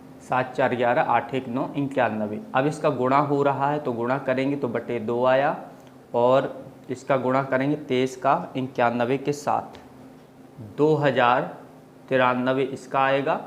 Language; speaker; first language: Hindi; native; Hindi